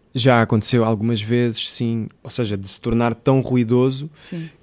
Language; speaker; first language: Portuguese; native; Portuguese